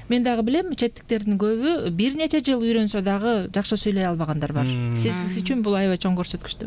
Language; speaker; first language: Kyrgyz; native; Kyrgyz